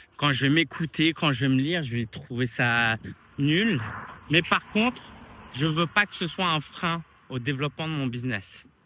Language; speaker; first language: French; early bilingual, other home language; Chinese